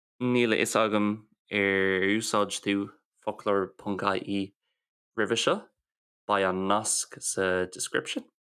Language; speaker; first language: Irish; non-native, local second language; English